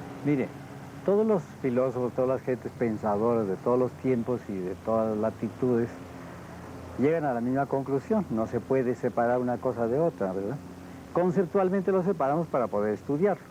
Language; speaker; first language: Spanish; native; Spanish